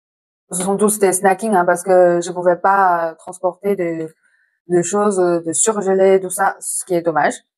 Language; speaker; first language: French; non-native, fluent; Chinese